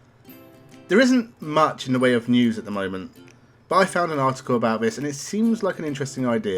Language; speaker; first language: English; native; English